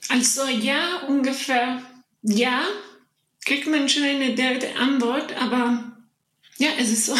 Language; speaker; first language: German; non-native, learner; Spanish